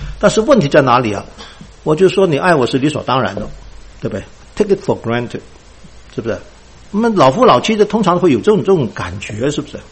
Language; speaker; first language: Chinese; non-native, local second language; Cantonese